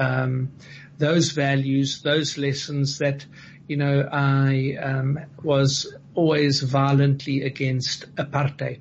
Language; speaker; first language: English; native; English